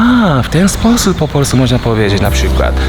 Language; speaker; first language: Polish; non-native, fluent; Japanese